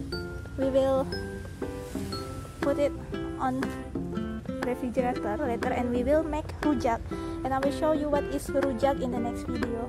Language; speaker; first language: English; non-native, learner; Indonesian